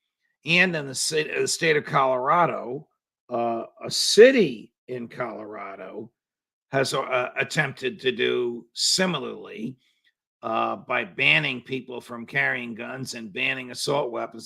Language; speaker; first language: English; native; English